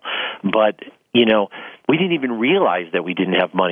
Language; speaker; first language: English; native; English